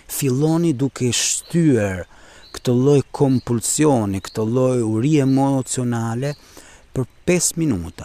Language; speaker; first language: Albanian; early bilingual, heritage; Albanian